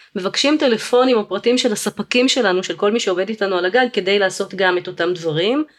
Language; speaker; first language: Hebrew; native; Hebrew